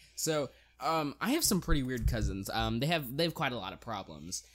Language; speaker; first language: English; early bilingual, other home language; Hindi